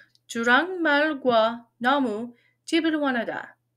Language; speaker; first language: Korean; non-native, learner; English